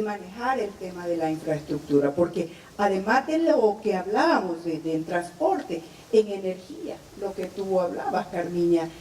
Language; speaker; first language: Spanish; native; Spanish